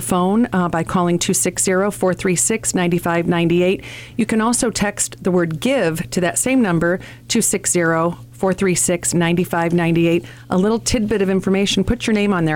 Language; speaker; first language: English; native; English